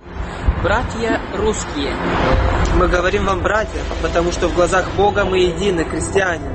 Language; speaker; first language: Russian; non-native, fluent; Romanian